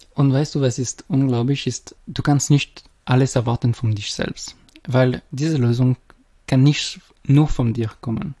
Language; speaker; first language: German; non-native, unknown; French